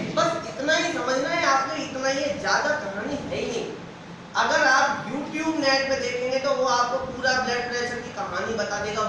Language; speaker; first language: Hindi; native; Hindi